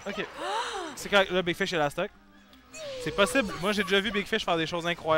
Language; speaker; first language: French; native; French